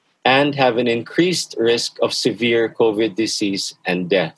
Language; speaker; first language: English; non-native, local second language; Filipino